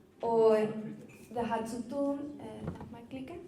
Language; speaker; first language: German; non-native, learner; Spanish